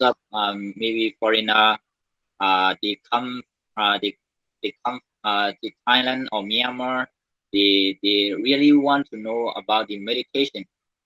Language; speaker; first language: English; non-native, learner; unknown